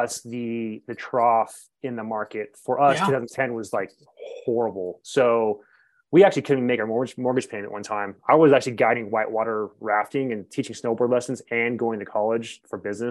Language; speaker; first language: English; native; English